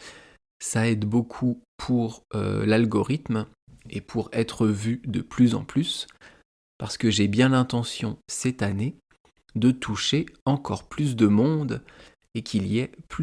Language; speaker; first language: French; native; French